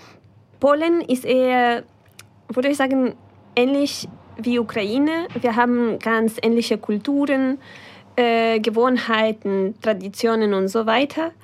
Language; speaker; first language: German; non-native, fluent; Ukrainian